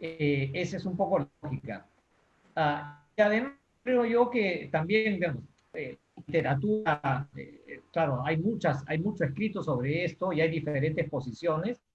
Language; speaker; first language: Spanish; native; Spanish